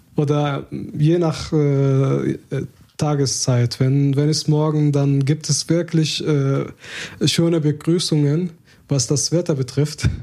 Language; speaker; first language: German; non-native, learner; Arabic